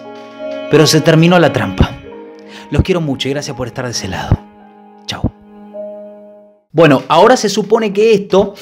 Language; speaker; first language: Spanish; native; Spanish